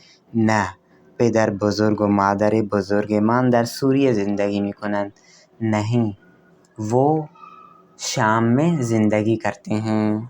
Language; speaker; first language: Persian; non-native, fluent; Urdu